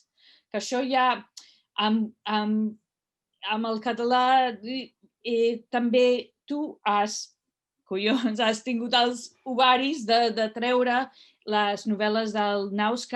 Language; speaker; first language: Catalan; non-native, fluent; English